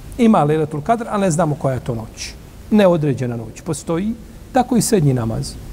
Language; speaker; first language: Bosnian; native; Bosnian